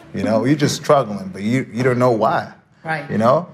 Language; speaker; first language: English; non-native, fluent; Spanish